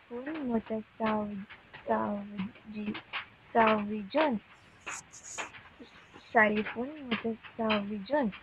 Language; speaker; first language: Arabic; non-native, learner; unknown